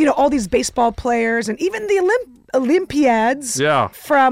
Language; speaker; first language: English; early bilingual, other home language; Russian